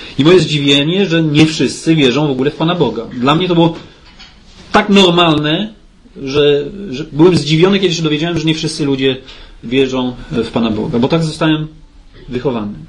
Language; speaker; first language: Polish; early bilingual, heritage; Polish